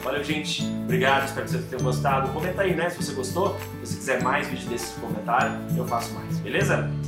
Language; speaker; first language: Portuguese; native; Portuguese